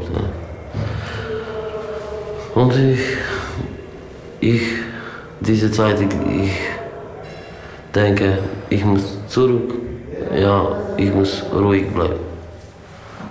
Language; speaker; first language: German; non-native, learner; Polish